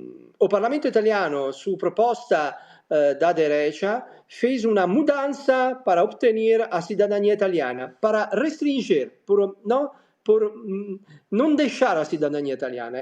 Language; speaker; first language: Portuguese; non-native, fluent; Italian